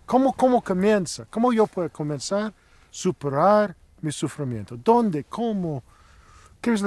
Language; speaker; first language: Spanish; non-native, learner; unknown